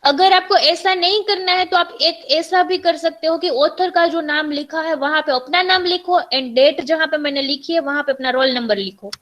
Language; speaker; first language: Hindi; non-native, local second language; Gujarati